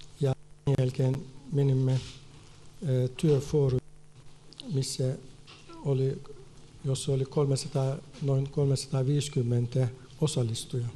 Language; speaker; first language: Finnish; non-native, fluent; Turkish